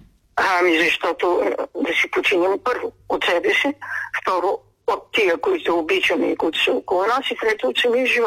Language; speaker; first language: Bulgarian; native; Bulgarian